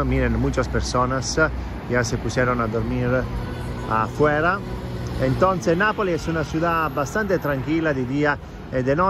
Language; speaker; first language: Spanish; non-native, fluent; Italian